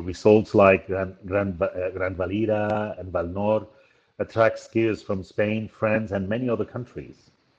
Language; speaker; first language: English; non-native, fluent; Spanish